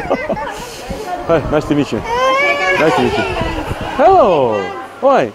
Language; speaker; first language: English; non-native, learner; Korean